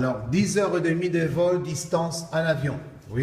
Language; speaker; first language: French; non-native, fluent; Spanish